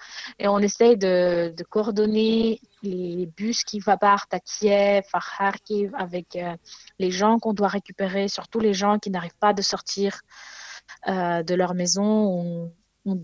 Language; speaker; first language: French; non-native, fluent; Ukrainian